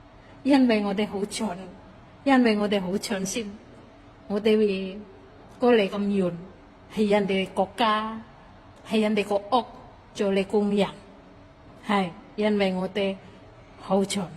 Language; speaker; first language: Cantonese; non-native, fluent; Indonesian